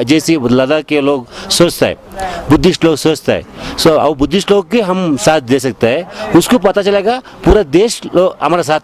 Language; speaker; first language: Hindi; non-native, local second language; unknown